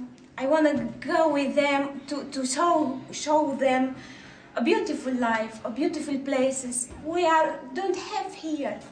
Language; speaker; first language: English; non-native, learner; Arabic